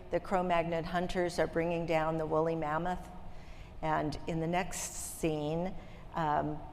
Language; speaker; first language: English; native; English